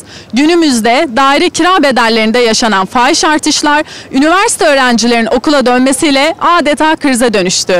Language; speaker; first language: Turkish; native; Turkish